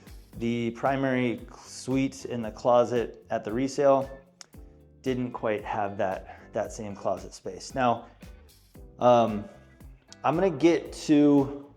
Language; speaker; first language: English; native; English